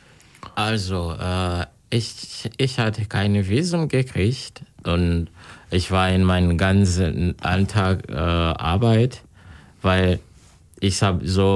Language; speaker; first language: German; non-native, learner; Kinyarwanda